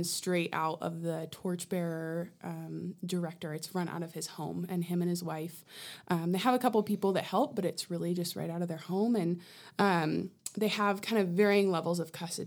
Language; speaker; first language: English; native; English